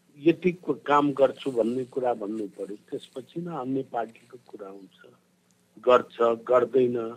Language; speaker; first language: Nepali; non-native, local second language; Bhojpuri